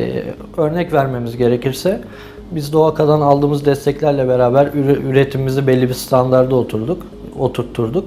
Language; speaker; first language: Turkish; native; Turkish